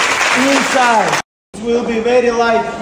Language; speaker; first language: English; non-native, fluent; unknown